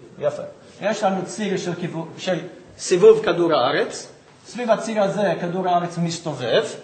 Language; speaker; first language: Hebrew; non-native, fluent; English